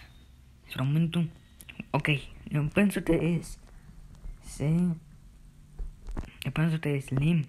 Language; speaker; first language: Spanish; early bilingual, heritage; Spanish